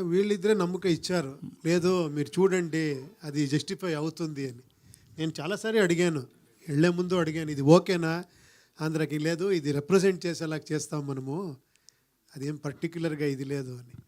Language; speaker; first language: Telugu; non-native, fluent; Kannada